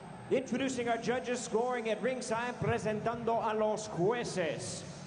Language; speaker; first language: English; native; English